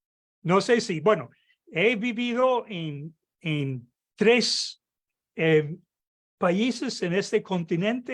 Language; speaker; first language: Spanish; non-native, fluent; English